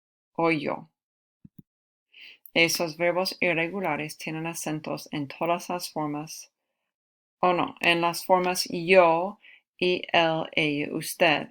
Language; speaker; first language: Spanish; non-native, fluent; English